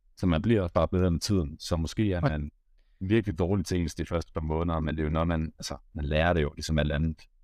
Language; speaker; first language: Danish; native; Danish